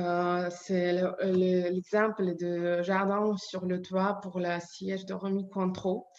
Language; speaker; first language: French; non-native, learner; Ukrainian